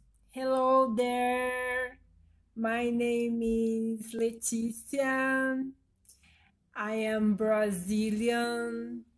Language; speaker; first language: English; non-native, learner; Portuguese